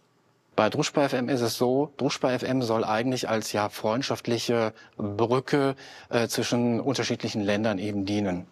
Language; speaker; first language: German; native; German